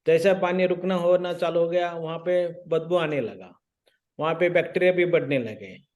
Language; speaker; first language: Hindi; non-native, local second language; Marathi